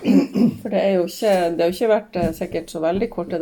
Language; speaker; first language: Norwegian; native; Norwegian